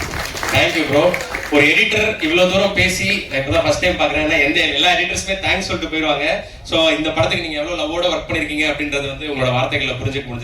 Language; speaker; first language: Tamil; native; Tamil